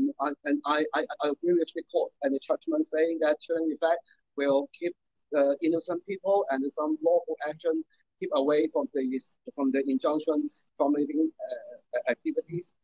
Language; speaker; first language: English; non-native, local second language; Cantonese